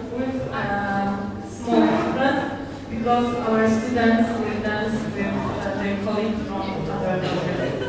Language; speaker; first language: English; non-native, learner; Polish